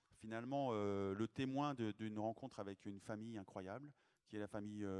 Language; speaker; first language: French; native; French